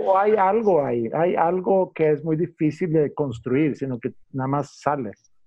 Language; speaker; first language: Spanish; non-native, fluent; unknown